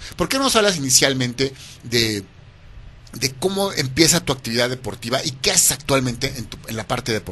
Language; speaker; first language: Spanish; native; Spanish